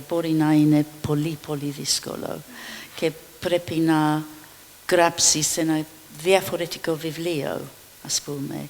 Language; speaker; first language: Greek; non-native, fluent; English